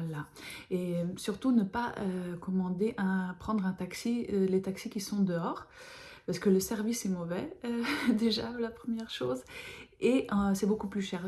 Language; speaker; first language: French; non-native, fluent; Lithuanian